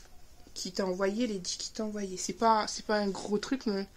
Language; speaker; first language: French; native; French